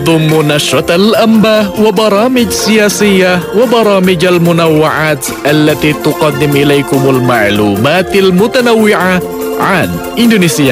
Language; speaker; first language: Arabic; non-native, fluent; Indonesian